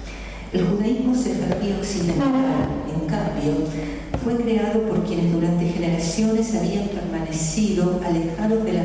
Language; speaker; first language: Spanish; native; Spanish